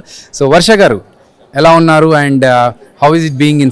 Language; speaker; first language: Telugu; native; Telugu